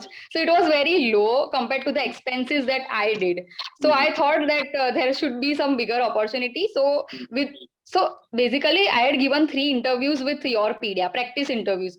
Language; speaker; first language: English; non-native, local second language; Gujarati